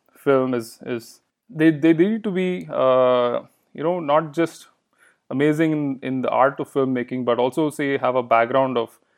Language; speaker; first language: English; non-native, local second language; Kannada